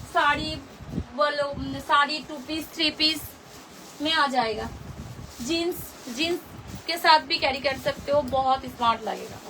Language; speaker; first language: Hindi; non-native, local second language; Bangla